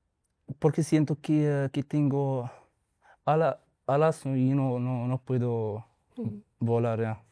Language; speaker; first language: Spanish; non-native, learner; Arabic